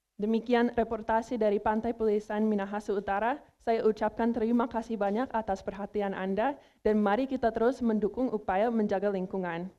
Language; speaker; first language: Indonesian; non-native, fluent; English